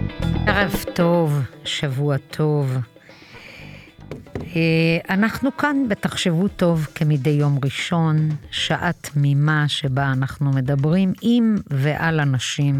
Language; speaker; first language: Hebrew; native; Hebrew